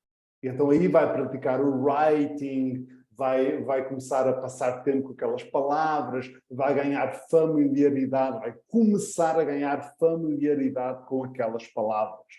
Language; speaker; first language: Portuguese; early bilingual, heritage; Portuguese